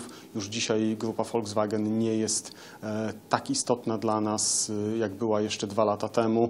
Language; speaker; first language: Polish; native; Polish